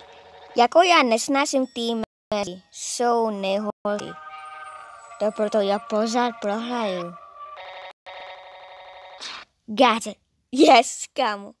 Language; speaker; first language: Czech; non-native, learner; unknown